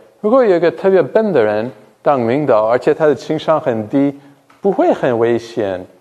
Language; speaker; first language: Chinese; non-native, fluent; English